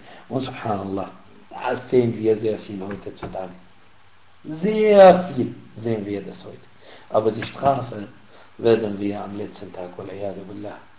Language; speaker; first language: German; non-native, fluent; Arabic